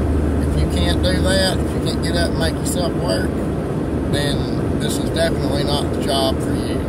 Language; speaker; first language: English; native; English